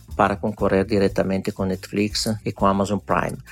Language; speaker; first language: Portuguese; non-native, fluent; Italian